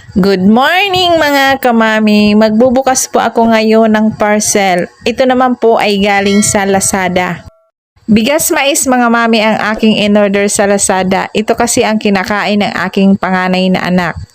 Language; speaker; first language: Filipino; non-native, local second language; Bikol